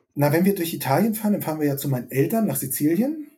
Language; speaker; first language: German; native; German